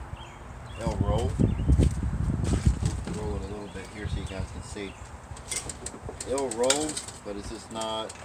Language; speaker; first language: English; native; English